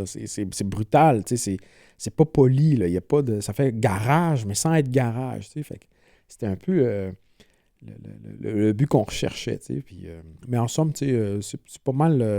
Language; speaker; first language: French; native; French